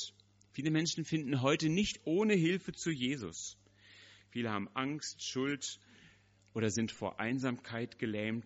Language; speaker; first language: German; native; German